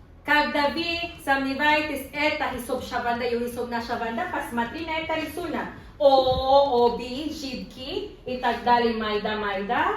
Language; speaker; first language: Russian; non-native, learner; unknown